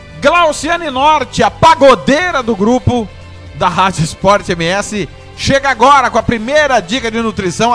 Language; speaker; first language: Portuguese; native; Portuguese